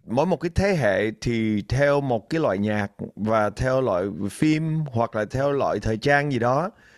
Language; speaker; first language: Vietnamese; early bilingual, other home language; English